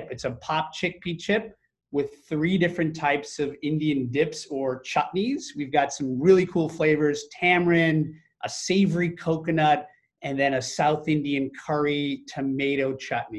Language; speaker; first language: English; native; English